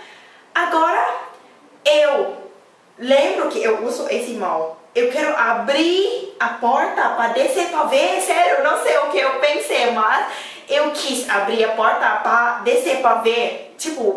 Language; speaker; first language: Portuguese; non-native, learner; Thai